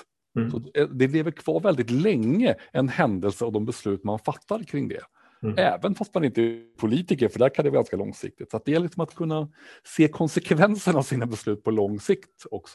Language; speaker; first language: Swedish; native; Swedish